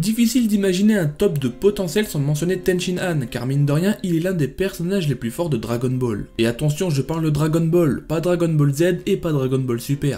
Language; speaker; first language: French; native; French